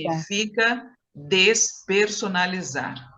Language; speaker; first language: Spanish; non-native, learner; Portuguese